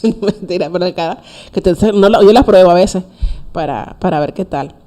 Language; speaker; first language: Spanish; native; Spanish